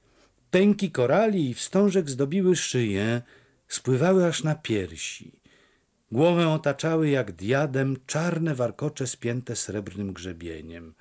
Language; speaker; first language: Polish; native; Polish